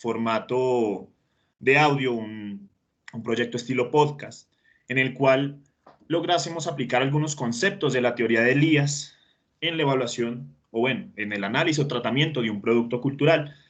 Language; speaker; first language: Spanish; native; Spanish